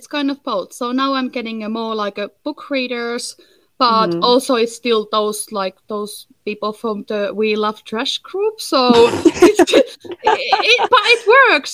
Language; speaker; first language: English; non-native, fluent; Finnish